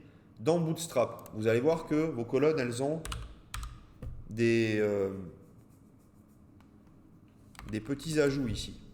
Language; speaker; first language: French; native; French